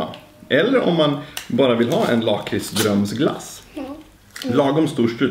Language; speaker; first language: Swedish; native; Swedish